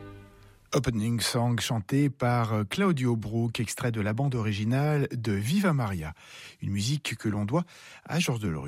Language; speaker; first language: French; native; French